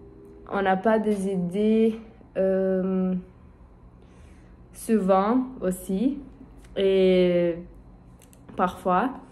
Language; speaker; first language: French; non-native, learner; Portuguese